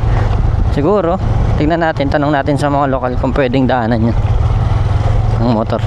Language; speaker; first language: Filipino; native; Filipino